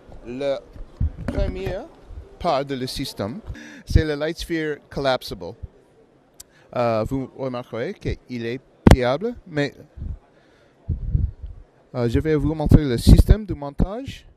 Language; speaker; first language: French; non-native, learner; English